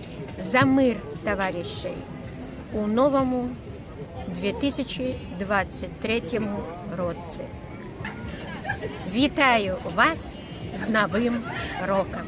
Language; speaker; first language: Ukrainian; non-native, local second language; Russian